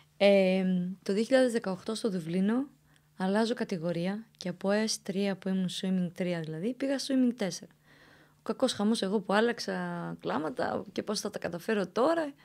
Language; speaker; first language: Greek; early bilingual, other home language; Romanian